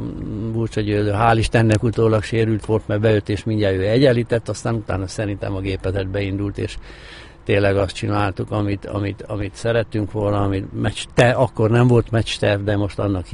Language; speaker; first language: Hungarian; native; Hungarian